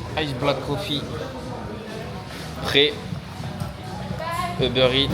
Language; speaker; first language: French; native; French